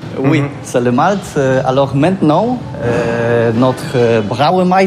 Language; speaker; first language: French; non-native, learner; Polish